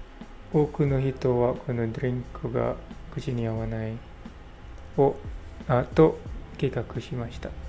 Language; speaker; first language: Japanese; non-native, learner; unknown